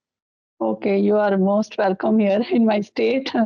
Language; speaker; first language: English; non-native, local second language; Dogri